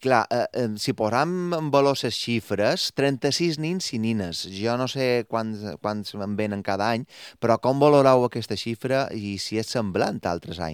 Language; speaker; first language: Catalan; native; Catalan